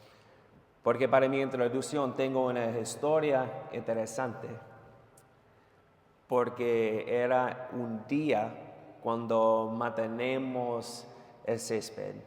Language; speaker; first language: Spanish; non-native, fluent; English